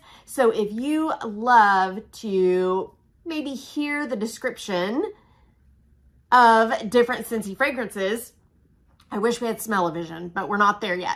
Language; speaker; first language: English; native; English